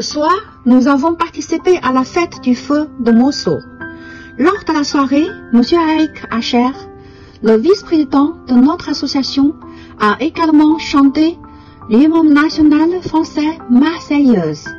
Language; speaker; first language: French; non-native, fluent; Chinese